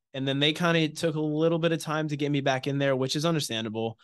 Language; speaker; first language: English; native; English